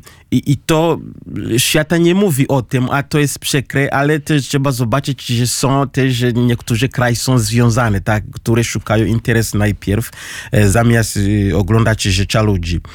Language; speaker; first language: Polish; non-native, learner; Kinyarwanda